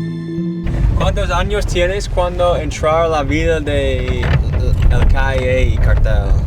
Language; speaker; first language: Spanish; non-native, learner; English